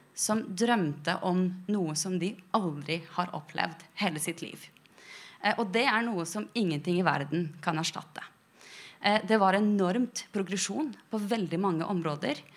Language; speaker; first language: Norwegian; early bilingual, other home language; Persian